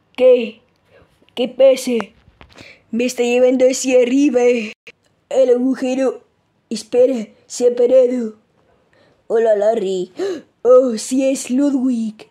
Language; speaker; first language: Spanish; native; Spanish